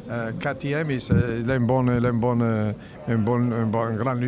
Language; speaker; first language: French; non-native, fluent; Italian